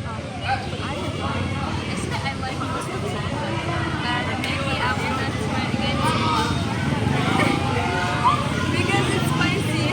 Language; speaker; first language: English; non-native, fluent; Tajik